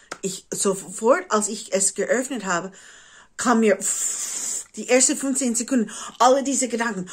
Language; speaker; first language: German; non-native, fluent; English